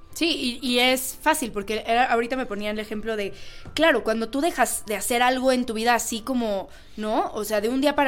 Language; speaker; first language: Spanish; native; Spanish